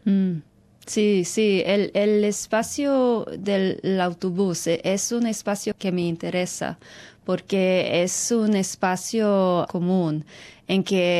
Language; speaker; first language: Spanish; non-native, fluent; English